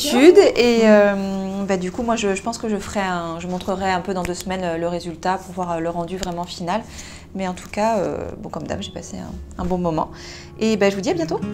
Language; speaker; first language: French; native; French